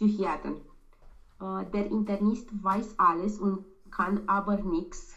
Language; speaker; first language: German; non-native, learner; Romanian